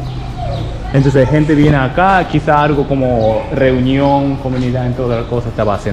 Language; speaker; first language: Spanish; non-native, learner; Japanese